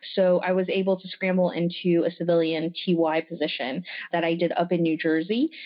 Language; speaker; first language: English; early bilingual, other home language; French